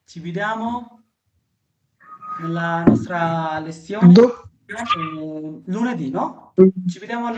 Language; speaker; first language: Italian; non-native, fluent; Bangla